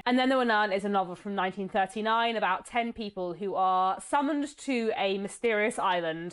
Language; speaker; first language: English; native; English